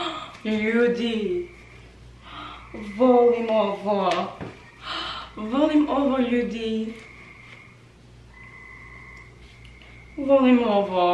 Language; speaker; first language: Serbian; non-native, learner; English